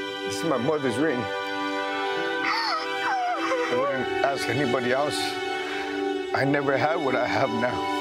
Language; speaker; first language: English; early bilingual, other home language; Spanish